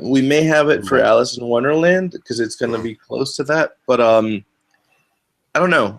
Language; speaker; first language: English; native; English